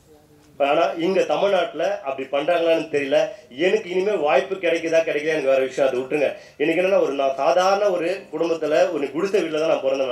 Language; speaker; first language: Tamil; native; Tamil